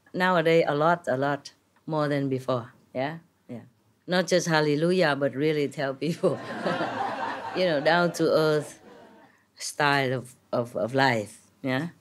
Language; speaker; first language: English; non-native, fluent; Vietnamese